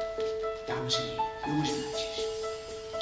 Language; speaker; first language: Dutch; native; Dutch